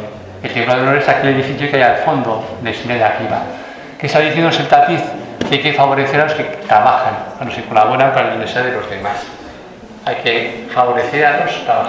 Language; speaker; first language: Spanish; native; Spanish